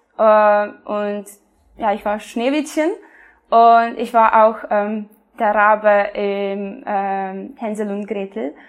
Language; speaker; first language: German; non-native, fluent; Serbian